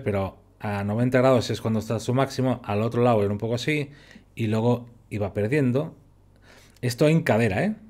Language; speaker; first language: Spanish; native; Spanish